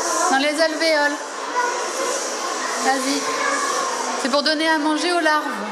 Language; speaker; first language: French; native; French